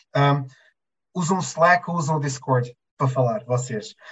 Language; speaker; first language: Portuguese; native; Portuguese